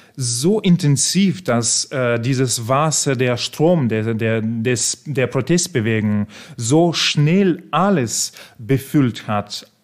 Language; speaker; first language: German; non-native, fluent; Russian